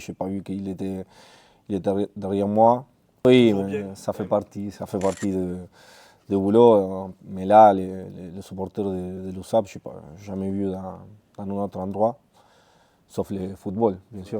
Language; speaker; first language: French; non-native, fluent; Spanish